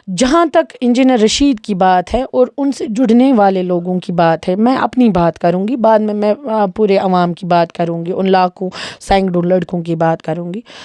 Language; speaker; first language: Urdu; non-native, local second language; Kashmiri